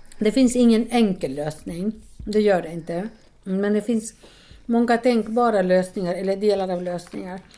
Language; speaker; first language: Swedish; non-native, fluent; Spanish